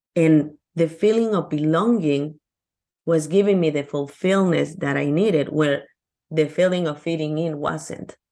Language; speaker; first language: English; non-native, fluent; Spanish